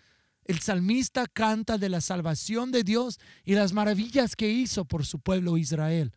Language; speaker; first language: Spanish; non-native, fluent; English